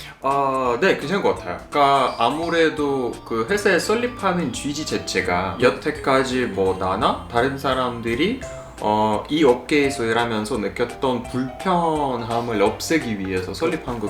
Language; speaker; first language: Korean; non-native, fluent; Russian